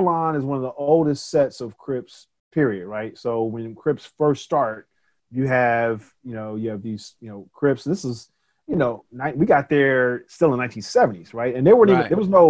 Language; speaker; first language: English; native; English